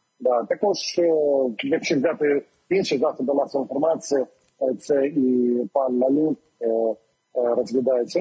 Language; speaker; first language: Ukrainian; non-native, local second language; Russian